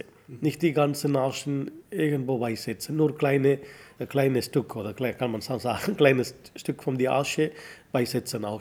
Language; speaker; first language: German; non-native, learner; Tamil